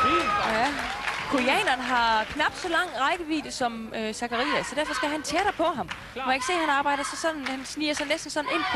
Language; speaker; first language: Danish; native; Danish